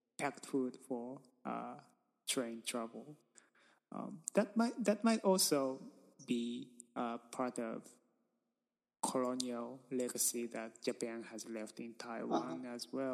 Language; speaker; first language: English; non-native, fluent; Japanese